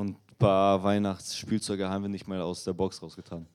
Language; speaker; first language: German; non-native, learner; Russian